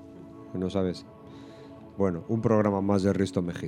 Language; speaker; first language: Spanish; native; Spanish